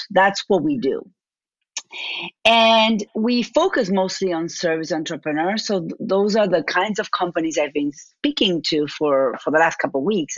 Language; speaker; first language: English; non-native, fluent; Spanish